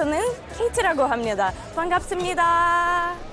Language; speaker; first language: Korean; non-native, learner; English